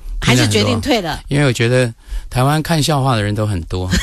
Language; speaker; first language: Chinese; native; Chinese